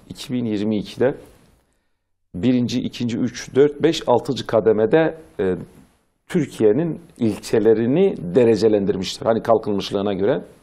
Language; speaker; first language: Turkish; non-native, local second language; Zaza